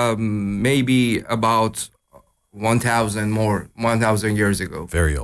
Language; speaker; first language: English; non-native, learner; Persian